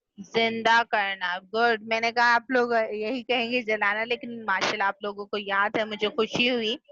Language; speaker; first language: Urdu; native; Urdu